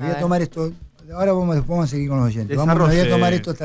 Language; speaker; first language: Spanish; native; Spanish